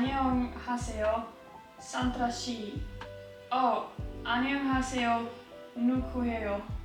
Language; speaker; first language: Korean; non-native, learner; Icelandic